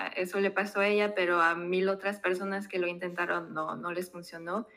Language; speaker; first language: Spanish; non-native, fluent; French